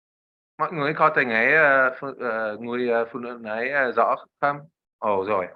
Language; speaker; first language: Vietnamese; non-native, learner; English